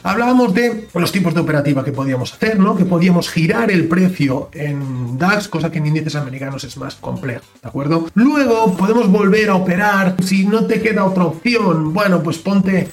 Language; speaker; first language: Spanish; native; Spanish